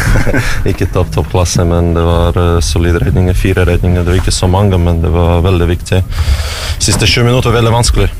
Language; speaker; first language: Norwegian; non-native, learner; Russian